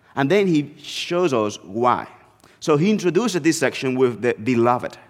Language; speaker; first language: English; non-native, fluent; Spanish